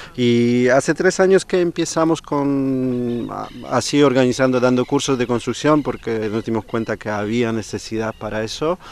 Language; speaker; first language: Spanish; non-native, fluent; Polish